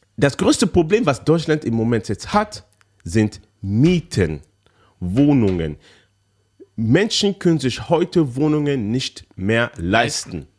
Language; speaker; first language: German; early bilingual, other home language; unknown